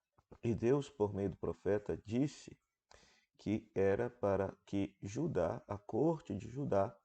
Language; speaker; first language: Portuguese; native; Portuguese